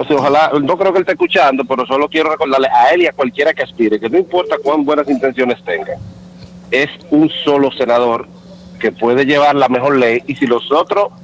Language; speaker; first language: Spanish; native; Spanish